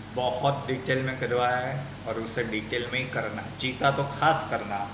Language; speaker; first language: Hindi; non-native, local second language; Gujarati